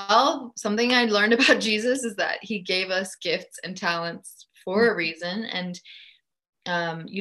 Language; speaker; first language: English; early bilingual, other home language; German